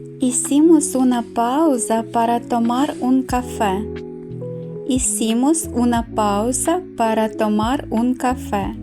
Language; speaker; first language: Spanish; non-native, fluent; Ukrainian